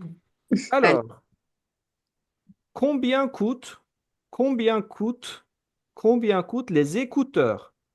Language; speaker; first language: French; non-native, fluent; Azerbaijani